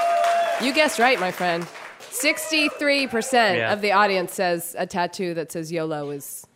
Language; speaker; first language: English; native; English